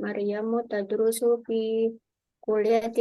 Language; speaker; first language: Arabic; non-native, learner; Indonesian